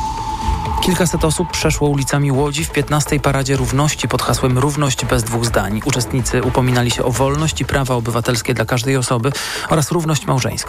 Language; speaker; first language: Polish; native; Polish